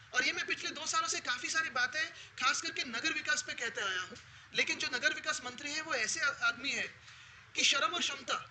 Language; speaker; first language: Hindi; non-native, local second language; Marathi